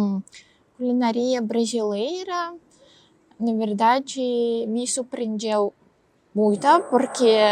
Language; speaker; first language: Portuguese; non-native, learner; Russian